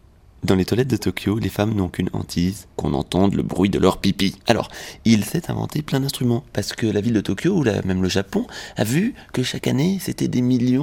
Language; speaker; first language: French; native; French